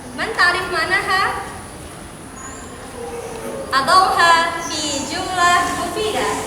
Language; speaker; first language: Arabic; non-native, fluent; Indonesian